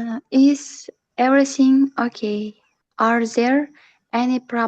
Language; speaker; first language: English; non-native, learner; Uzbek